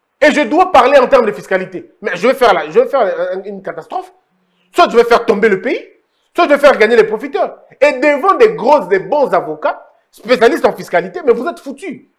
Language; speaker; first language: French; non-native, local second language; Lingala